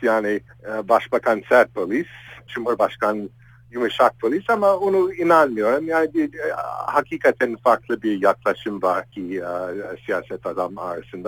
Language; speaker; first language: Turkish; non-native, fluent; English